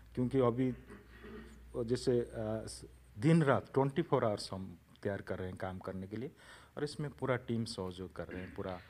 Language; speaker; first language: Hindi; non-native, local second language; Odia